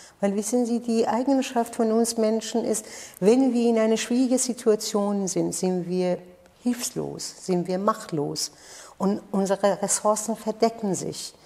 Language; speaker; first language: German; non-native, fluent; Persian